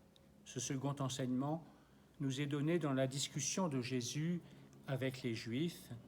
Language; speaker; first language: French; native; French